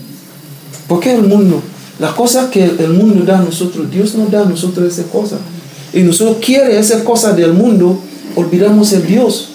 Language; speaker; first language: Spanish; non-native, learner; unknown